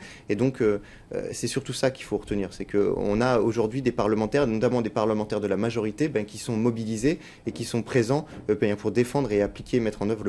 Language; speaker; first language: French; native; French